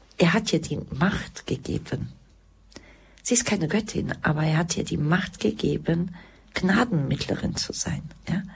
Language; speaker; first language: German; early bilingual, other home language; Croatian